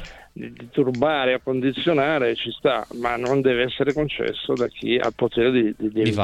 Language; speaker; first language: Italian; native; Italian